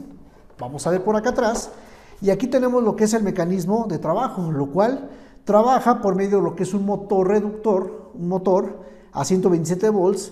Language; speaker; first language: Spanish; native; Spanish